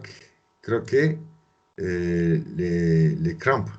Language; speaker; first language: French; non-native, learner; Spanish